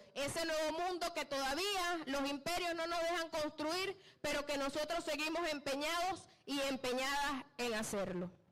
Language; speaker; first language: Spanish; native; Spanish